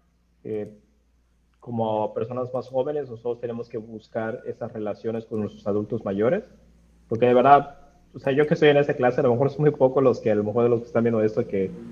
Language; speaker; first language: Spanish; native; Spanish